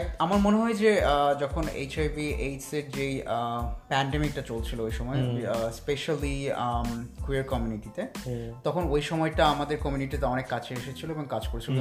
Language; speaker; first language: Bangla; native; Bangla